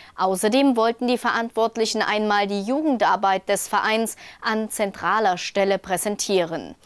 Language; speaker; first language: German; native; German